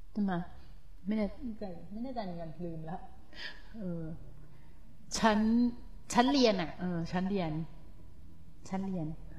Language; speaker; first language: Thai; native; Thai